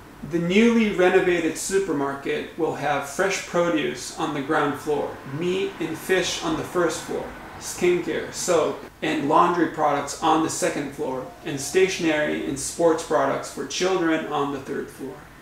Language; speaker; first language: English; non-native, fluent; Japanese